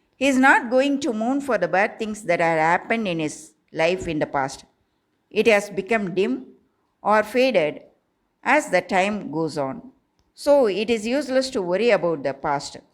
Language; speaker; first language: English; non-native, local second language; Tamil